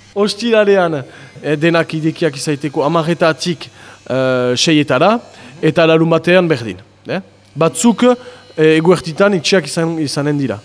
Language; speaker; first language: Basque; native; Basque